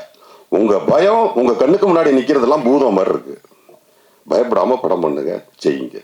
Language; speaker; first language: Tamil; native; Tamil